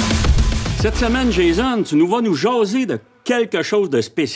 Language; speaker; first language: French; native; French